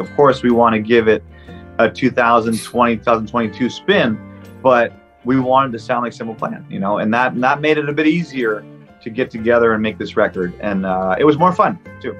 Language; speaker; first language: English; non-native, local second language; French